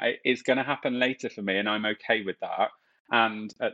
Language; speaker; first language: English; native; English